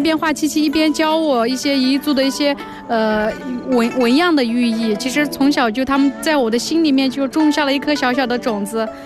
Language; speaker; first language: Chinese; non-native, local second language; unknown